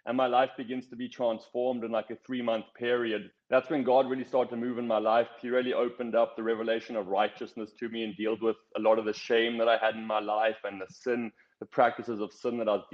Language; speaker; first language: English; native; English